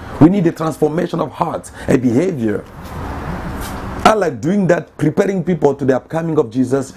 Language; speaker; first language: English; non-native, fluent; Lingala